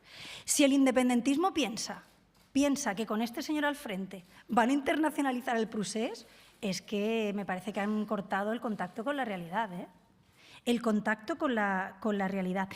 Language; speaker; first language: Spanish; native; Spanish